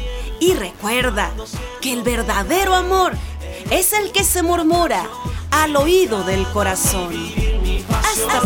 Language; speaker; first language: Spanish; native; Spanish